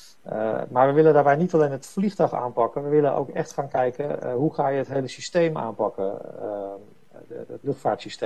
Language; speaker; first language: Dutch; native; Dutch